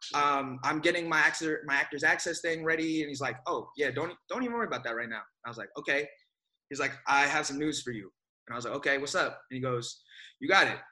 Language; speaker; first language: English; native; English